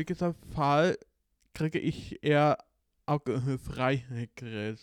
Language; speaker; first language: German; non-native, learner; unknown